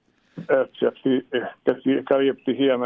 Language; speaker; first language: Greek; non-native, fluent; Serbian